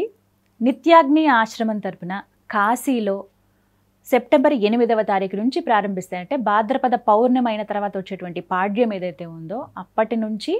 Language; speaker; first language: Telugu; native; Telugu